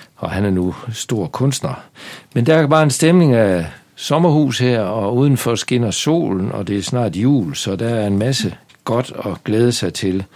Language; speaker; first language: Danish; native; Danish